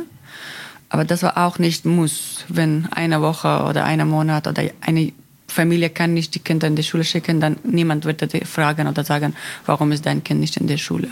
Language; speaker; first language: German; non-native, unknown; Persian